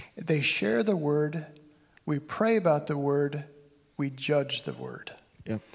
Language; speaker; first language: English; native; English